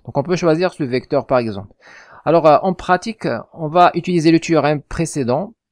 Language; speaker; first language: French; non-native, local second language; Arabic